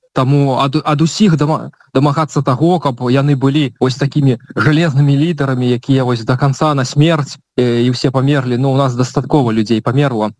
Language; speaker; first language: Belarusian; non-native, local second language; Russian